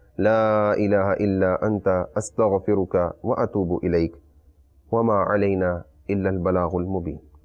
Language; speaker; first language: Arabic; non-native, fluent; Urdu